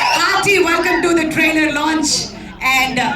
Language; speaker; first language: Telugu; native; Telugu